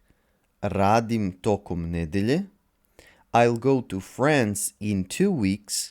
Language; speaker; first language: Serbian; native; Serbian